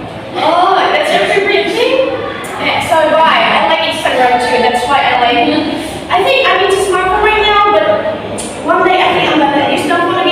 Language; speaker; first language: English; non-native, fluent; Indonesian